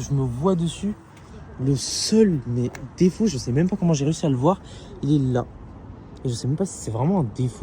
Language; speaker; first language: French; native; French